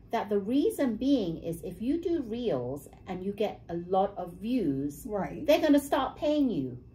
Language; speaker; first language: English; native; English